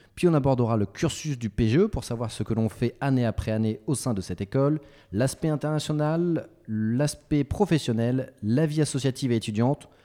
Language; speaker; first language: French; native; French